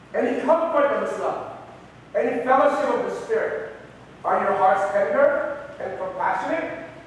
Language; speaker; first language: English; non-native, local second language; Filipino